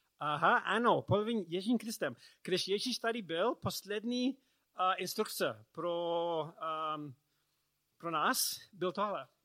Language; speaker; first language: Czech; non-native, learner; English